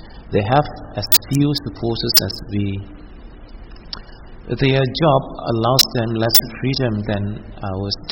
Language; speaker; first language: English; non-native, local second language; Indonesian